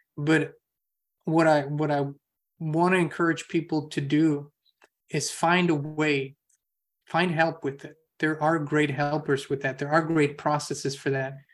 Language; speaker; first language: English; non-native, fluent; German